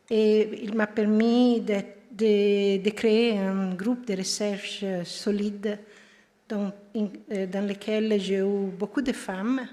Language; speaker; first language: French; non-native, fluent; Italian